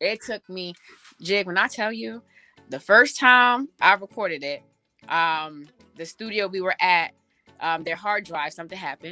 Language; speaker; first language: English; early bilingual, other home language; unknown